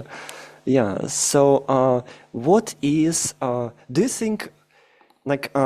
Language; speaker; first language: English; non-native, fluent; Russian